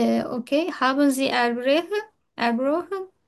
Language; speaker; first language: German; non-native, learner; Turkish